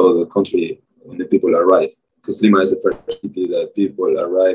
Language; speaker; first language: English; non-native, fluent; Spanish